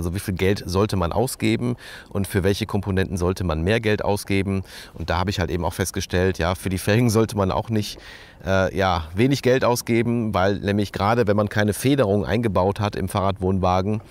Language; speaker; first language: German; native; German